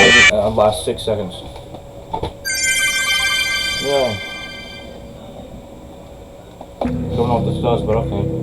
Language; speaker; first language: English; native; English